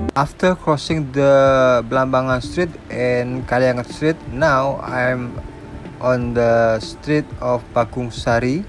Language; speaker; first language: English; non-native, local second language; Indonesian